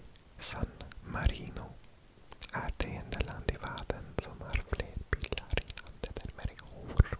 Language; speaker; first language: Swedish; non-native, learner; English